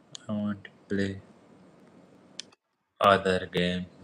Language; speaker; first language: English; non-native, learner; Nepali